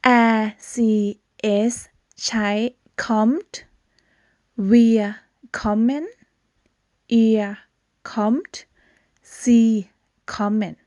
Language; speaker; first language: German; non-native, fluent; Thai